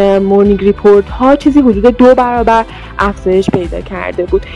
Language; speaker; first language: Persian; native; Persian